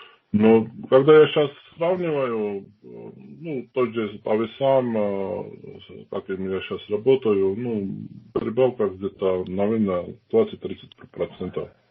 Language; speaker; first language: Russian; non-native, fluent; Georgian